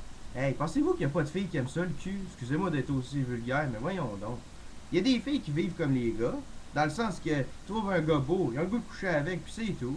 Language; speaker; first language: French; native; French